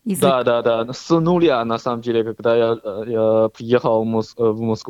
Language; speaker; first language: Russian; non-native, learner; Chinese